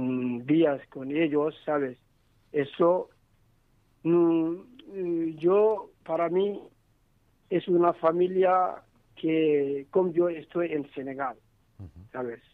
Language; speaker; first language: Spanish; non-native, learner; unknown